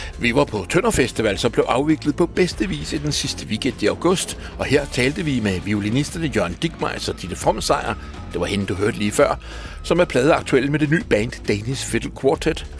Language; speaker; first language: Danish; native; Danish